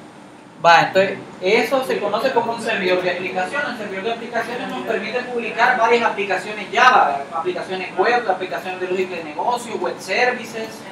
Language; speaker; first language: Spanish; native; Spanish